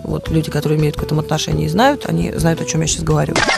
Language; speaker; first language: Russian; native; Russian